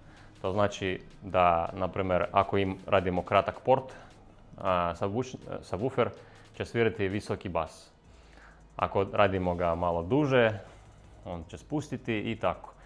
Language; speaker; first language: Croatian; non-native, fluent; Russian